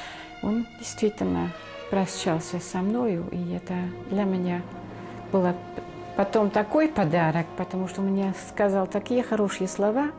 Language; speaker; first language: Russian; non-native, fluent; Dutch